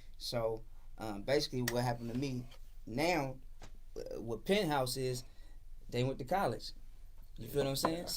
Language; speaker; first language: English; native; English